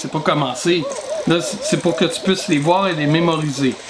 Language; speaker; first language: French; native; French